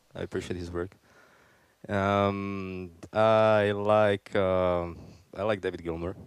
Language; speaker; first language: English; non-native, fluent; Slovak